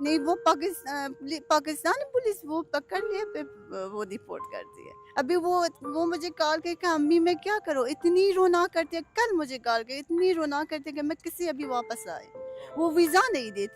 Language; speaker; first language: Hindi; non-native, learner; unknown